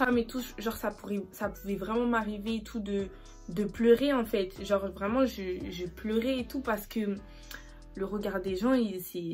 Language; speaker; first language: French; native; French